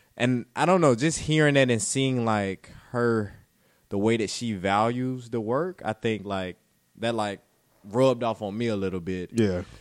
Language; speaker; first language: English; native; English